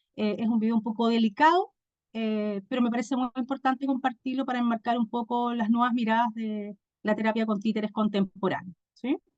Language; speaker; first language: Spanish; native; Spanish